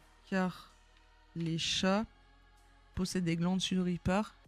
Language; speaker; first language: French; native; French